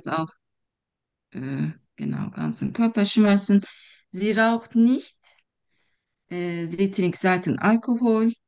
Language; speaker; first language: German; non-native, fluent; Turkish